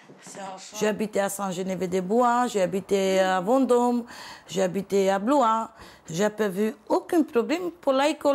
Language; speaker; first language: French; non-native, learner; Romanian